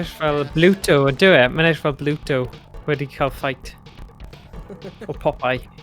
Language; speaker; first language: Welsh; native; Welsh